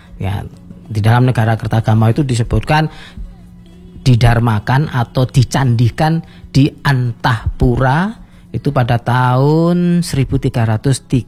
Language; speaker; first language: Indonesian; non-native, local second language; Javanese